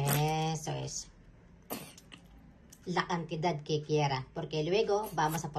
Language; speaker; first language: Spanish; non-native, fluent; Filipino